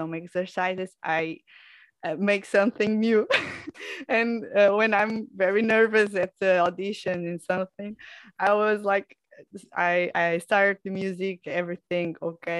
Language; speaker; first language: English; non-native, fluent; Portuguese